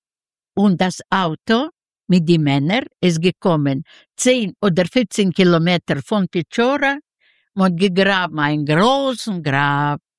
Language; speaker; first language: German; non-native, learner; Yiddish